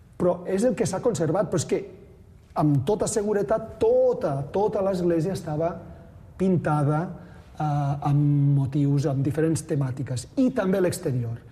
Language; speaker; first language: Catalan; native; Catalan